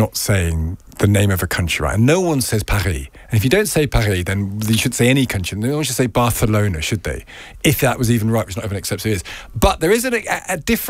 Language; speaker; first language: English; native; English